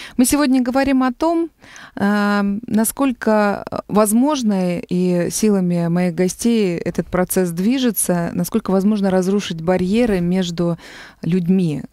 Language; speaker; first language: Russian; native; Russian